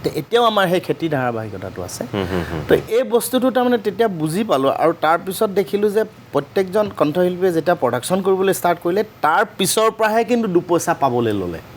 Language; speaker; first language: Assamese; native; Assamese